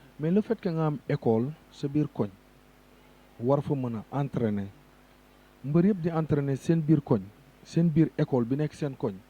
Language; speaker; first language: Wolof; native; Wolof